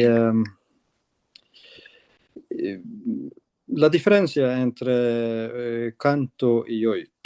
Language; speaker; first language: Spanish; non-native, fluent; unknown